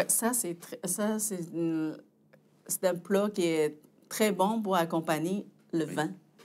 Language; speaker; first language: French; non-native, fluent; Chinese